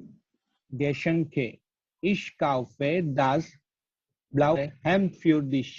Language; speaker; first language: German; non-native, learner; Gujarati